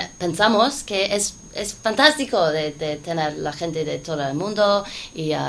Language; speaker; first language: Spanish; non-native, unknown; English